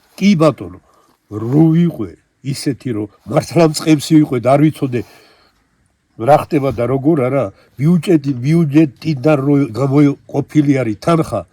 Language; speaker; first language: Georgian; native; Georgian